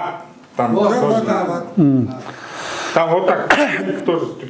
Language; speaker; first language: Russian; non-native, learner; Kyrgyz